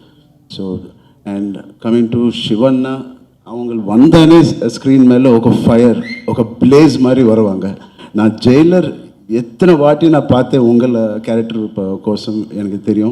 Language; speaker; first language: Tamil; non-native, learner; Telugu